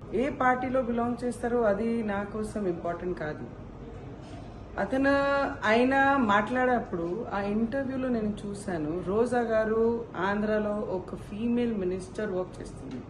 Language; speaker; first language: Telugu; non-native, fluent; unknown